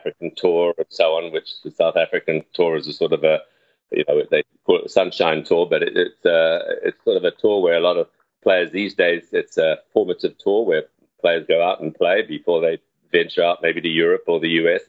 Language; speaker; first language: English; native; English